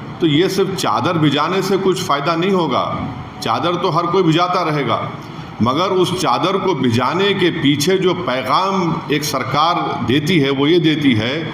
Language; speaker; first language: Hindi; native; Hindi